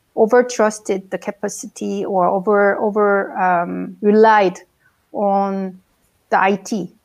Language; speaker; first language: English; non-native, fluent; Korean